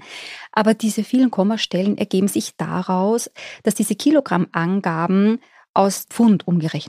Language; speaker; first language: German; native; German